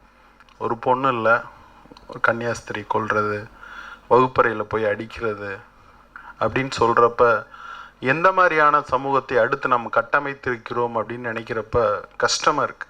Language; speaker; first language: Tamil; native; Tamil